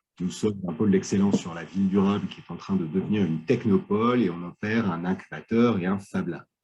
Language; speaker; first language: French; native; French